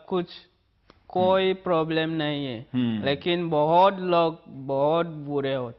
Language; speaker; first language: Hindi; non-native, learner; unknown